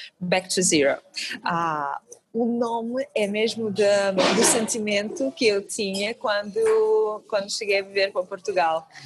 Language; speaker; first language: Portuguese; non-native, fluent; Russian